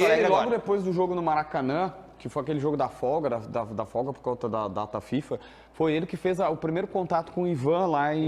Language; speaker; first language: Portuguese; native; Portuguese